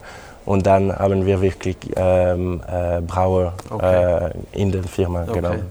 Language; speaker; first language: German; non-native, local second language; French